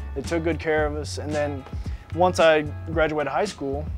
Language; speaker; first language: English; native; English